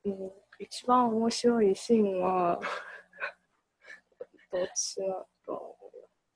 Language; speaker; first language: Japanese; non-native, learner; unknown